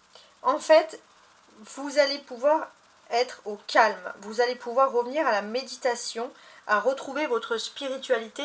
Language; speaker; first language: French; native; French